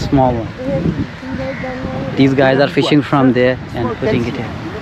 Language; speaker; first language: English; non-native, learner; Urdu